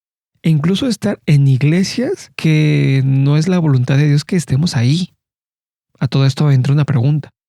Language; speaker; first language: Spanish; native; Spanish